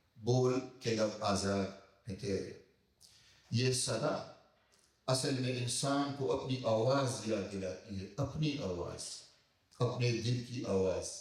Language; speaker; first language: Urdu; native; Urdu